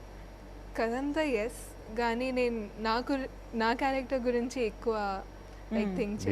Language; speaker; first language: Telugu; non-native, fluent; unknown